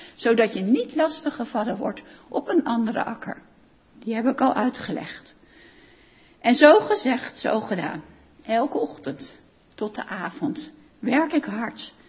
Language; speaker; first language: Dutch; native; Dutch